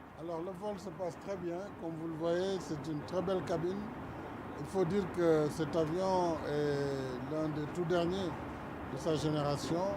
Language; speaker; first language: French; non-native, local second language; Fula